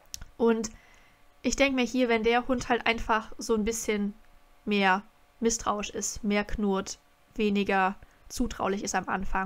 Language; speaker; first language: German; native; German